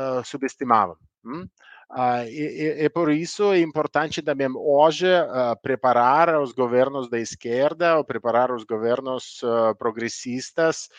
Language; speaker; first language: Portuguese; non-native, learner; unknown